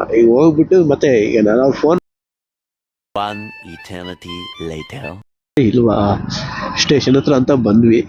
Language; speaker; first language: Kannada; native; Kannada